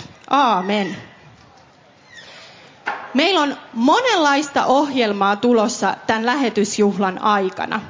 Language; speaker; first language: Finnish; native; Finnish